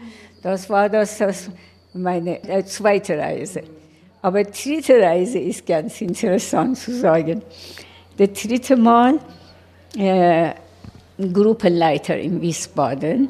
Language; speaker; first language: German; non-native, learner; Persian